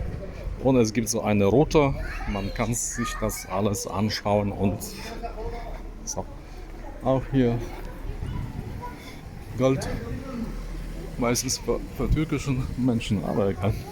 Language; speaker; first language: German; non-native, fluent; Polish